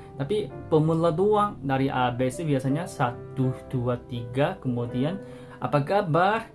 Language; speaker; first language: Indonesian; non-native, fluent; Korean